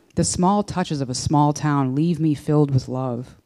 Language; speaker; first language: English; native; English